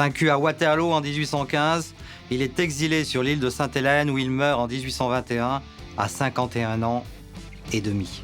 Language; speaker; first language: French; native; French